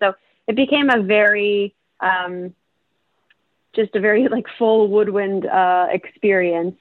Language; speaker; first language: English; native; English